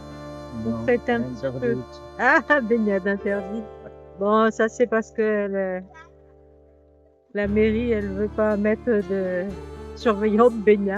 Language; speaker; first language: French; native; French